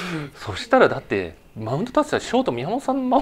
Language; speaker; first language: Japanese; native; Japanese